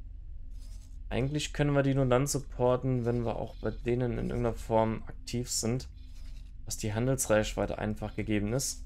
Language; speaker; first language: German; native; German